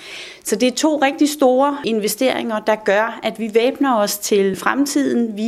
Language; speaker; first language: Danish; native; Danish